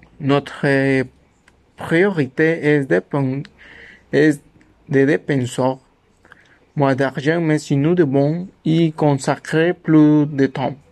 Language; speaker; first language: French; non-native, learner; Spanish